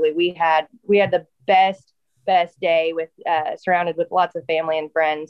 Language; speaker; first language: English; native; English